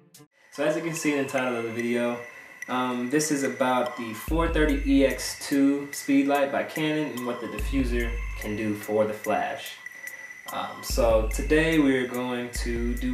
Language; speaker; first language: English; native; English